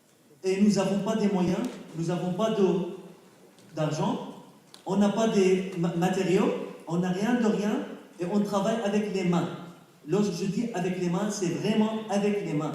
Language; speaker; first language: French; non-native, fluent; Arabic